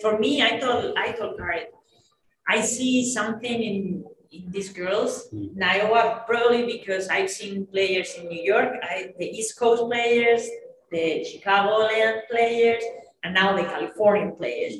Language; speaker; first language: English; non-native, fluent; Spanish